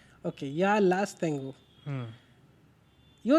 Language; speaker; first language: Spanish; non-native, learner; Hindi